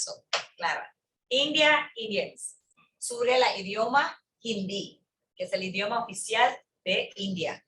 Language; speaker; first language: Spanish; early bilingual, heritage; English